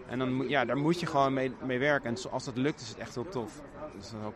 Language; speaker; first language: Dutch; native; Dutch